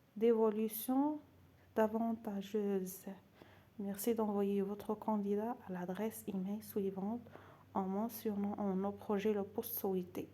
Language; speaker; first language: French; non-native, local second language; Arabic